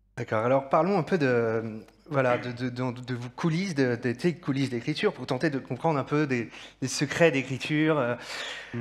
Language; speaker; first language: French; native; French